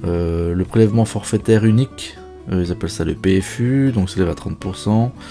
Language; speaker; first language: French; native; French